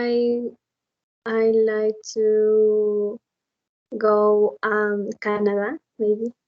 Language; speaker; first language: English; non-native, learner; Spanish